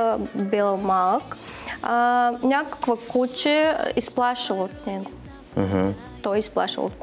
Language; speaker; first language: Bulgarian; non-native, learner; Russian